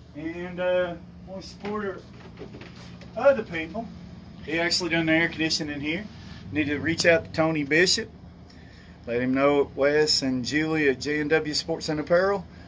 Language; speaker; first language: English; native; English